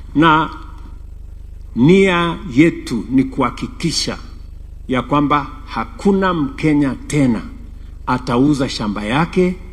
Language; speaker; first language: Swahili; non-native, local second language; Kalenjin